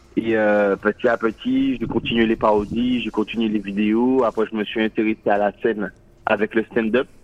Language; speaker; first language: French; native; French